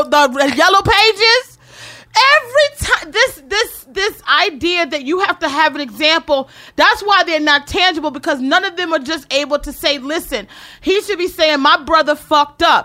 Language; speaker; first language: English; native; English